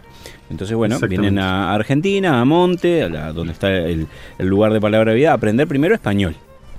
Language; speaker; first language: Spanish; native; Spanish